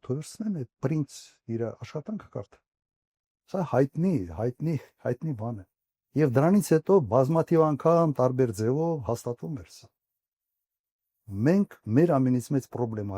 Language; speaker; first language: Armenian; native; Armenian